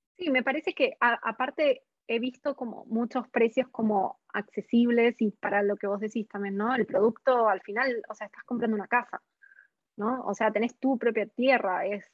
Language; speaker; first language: Spanish; native; Spanish